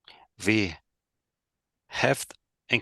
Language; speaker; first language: Dutch; non-native, learner; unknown